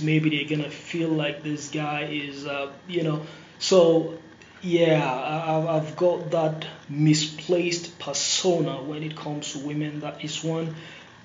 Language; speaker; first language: English; non-native, local second language; Hausa